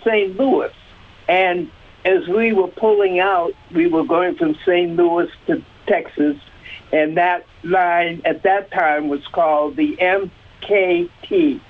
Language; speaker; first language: English; native; English